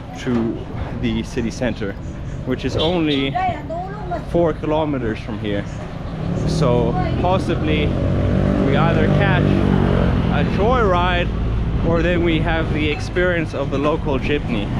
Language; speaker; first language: English; non-native, fluent; Finnish